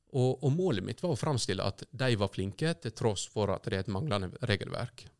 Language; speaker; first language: Norwegian; native; Norwegian